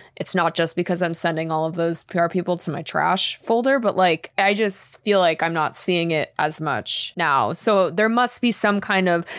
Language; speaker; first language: English; native; English